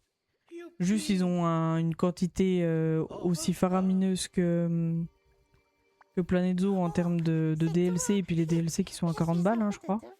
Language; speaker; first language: French; native; French